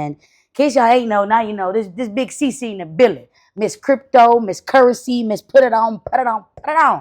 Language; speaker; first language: English; native; English